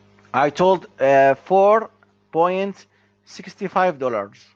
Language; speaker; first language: English; non-native, learner; Arabic